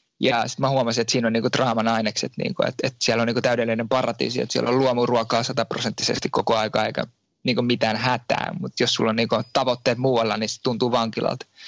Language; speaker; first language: Finnish; native; Finnish